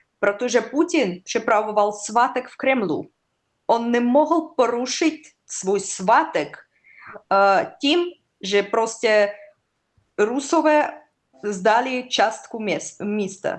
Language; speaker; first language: Czech; non-native, learner; Russian